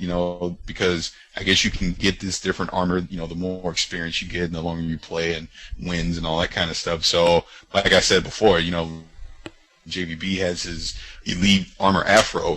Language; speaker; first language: English; native; English